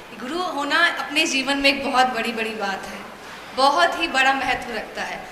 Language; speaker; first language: Hindi; native; Hindi